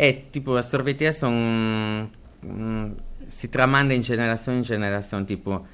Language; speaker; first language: Portuguese; non-native, fluent; Italian